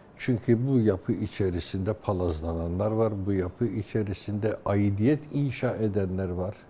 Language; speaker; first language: Turkish; native; Turkish